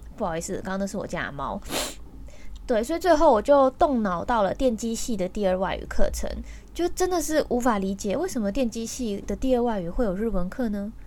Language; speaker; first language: Chinese; native; Chinese